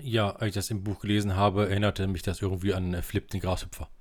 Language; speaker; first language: German; native; German